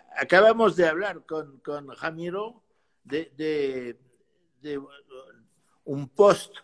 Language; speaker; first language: Spanish; non-native, fluent; French